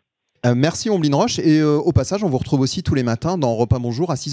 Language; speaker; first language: French; native; French